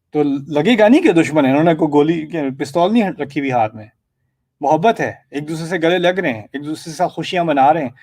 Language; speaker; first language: Urdu; early bilingual, heritage; Urdu